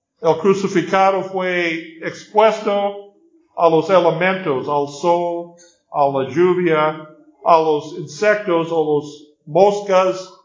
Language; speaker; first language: Spanish; non-native, learner; English